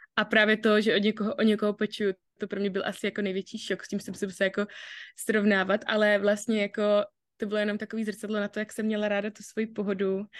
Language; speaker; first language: Czech; native; Czech